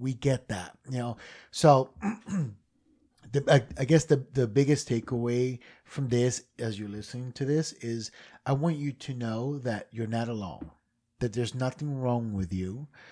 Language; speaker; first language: English; early bilingual, other home language; Spanish